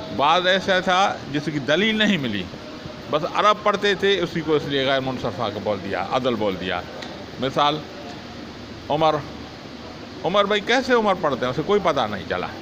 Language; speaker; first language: Urdu; non-native, local second language; Sindhi